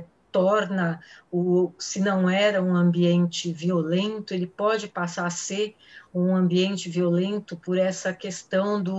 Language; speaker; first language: Portuguese; native; Portuguese